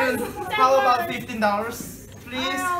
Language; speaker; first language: English; non-native, learner; Indonesian